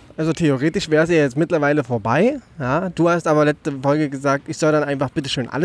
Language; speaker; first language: German; native; German